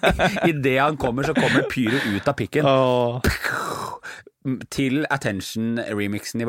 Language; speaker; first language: Norwegian; native; Norwegian